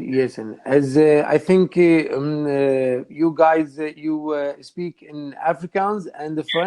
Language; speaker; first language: English; non-native, learner; Arabic